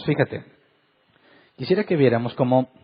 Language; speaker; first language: Spanish; native; Spanish